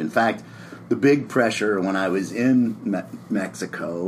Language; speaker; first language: English; native; English